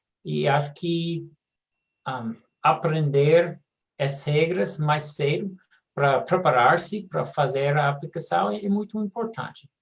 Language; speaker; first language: Portuguese; non-native, fluent; English